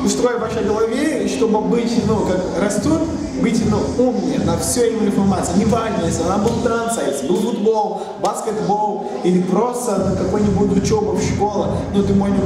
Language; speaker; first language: Russian; non-native, learner; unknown